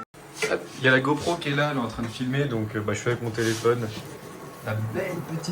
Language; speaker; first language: French; native; French